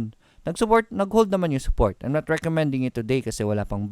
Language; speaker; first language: Filipino; native; Filipino